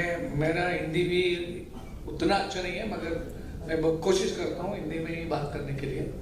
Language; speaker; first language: Hindi; non-native, local second language; Kannada